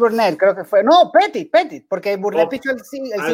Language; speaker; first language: Spanish; native; Spanish